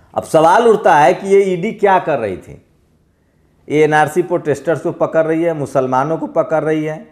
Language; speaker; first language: Hindi; native; Hindi